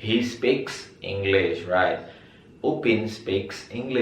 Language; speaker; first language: English; non-native, learner; Indonesian